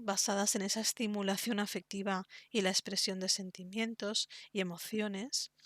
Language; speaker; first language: Spanish; native; Spanish